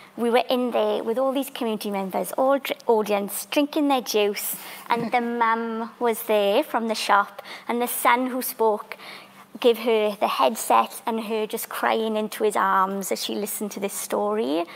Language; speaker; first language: English; native; English